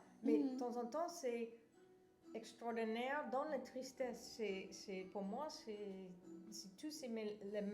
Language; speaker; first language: French; non-native, fluent; English